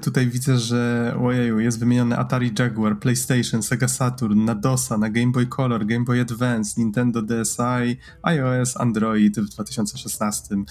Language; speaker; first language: Polish; native; Polish